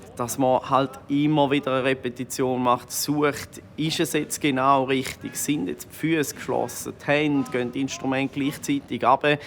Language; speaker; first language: German; native; German